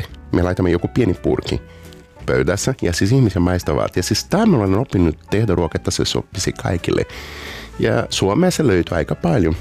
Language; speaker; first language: Finnish; non-native, learner; Portuguese